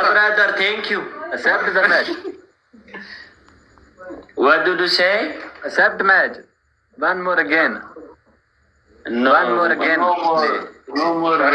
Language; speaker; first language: English; non-native, learner; Amharic